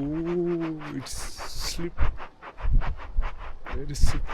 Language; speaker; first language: English; non-native, learner; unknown